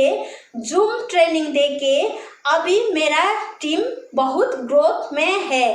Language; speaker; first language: Hindi; non-native, local second language; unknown